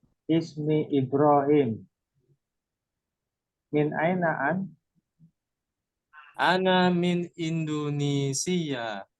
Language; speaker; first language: Arabic; non-native, learner; Indonesian